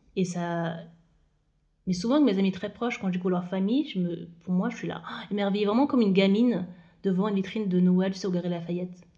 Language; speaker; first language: French; native; French